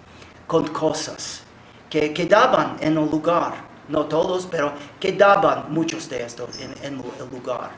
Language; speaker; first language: Spanish; non-native, fluent; English